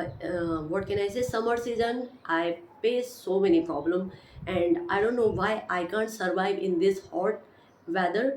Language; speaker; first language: English; non-native, learner; Hindi